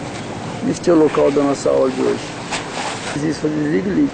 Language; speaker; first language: Portuguese; native; Portuguese